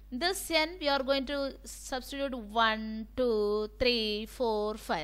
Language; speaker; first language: English; non-native, local second language; Tamil